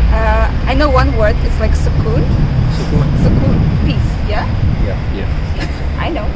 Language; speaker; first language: English; non-native, fluent; Ukrainian